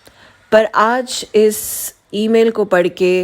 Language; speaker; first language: Hindi; native; Hindi